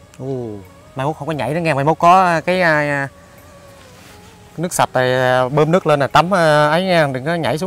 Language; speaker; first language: Vietnamese; native; Vietnamese